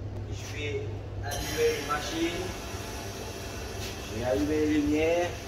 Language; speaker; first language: French; early bilingual, other home language; Vietnamese